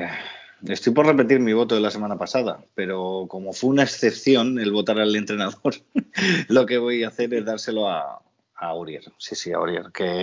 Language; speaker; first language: Spanish; native; Spanish